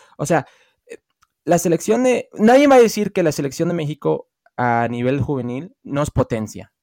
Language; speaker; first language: Spanish; early bilingual, heritage; Spanish